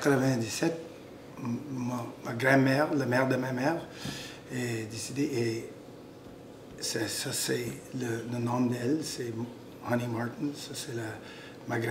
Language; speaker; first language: French; non-native, local second language; English